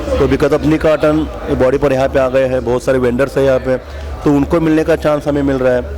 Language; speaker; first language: Hindi; non-native, local second language; Marathi